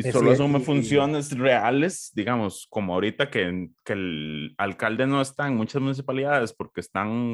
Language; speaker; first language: Spanish; native; Spanish